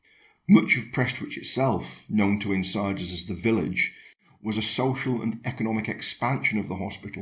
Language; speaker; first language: English; native; English